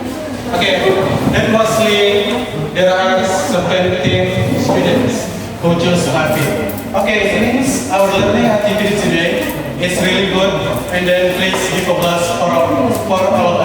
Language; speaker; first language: English; non-native, fluent; Indonesian